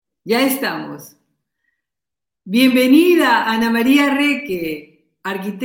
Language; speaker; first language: Spanish; native; Spanish